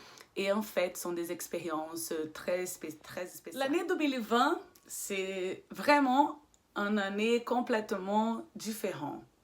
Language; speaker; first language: French; non-native, fluent; Portuguese